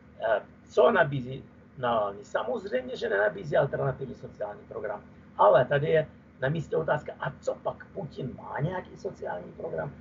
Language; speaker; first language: Czech; non-native, fluent; Russian